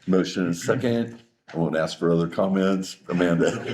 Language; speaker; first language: English; native; English